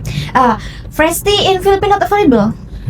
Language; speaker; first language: English; non-native, learner; Indonesian